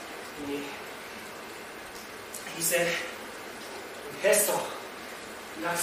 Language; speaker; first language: Spanish; non-native, learner; Japanese